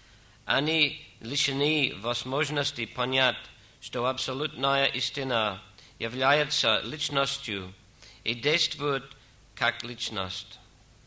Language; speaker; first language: Russian; non-native, fluent; English